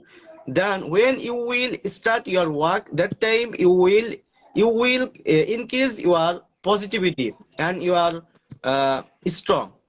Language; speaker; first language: English; non-native, learner; Bangla